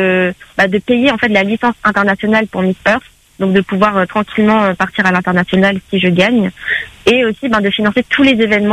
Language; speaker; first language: French; native; French